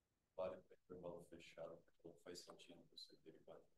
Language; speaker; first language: Portuguese; native; Portuguese